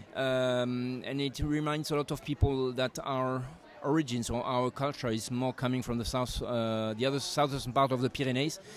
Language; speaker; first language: English; non-native, fluent; French